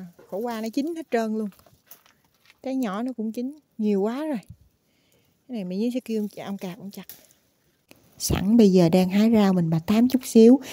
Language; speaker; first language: Vietnamese; native; Vietnamese